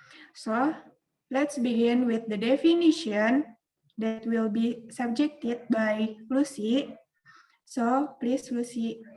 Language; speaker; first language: English; non-native, learner; Indonesian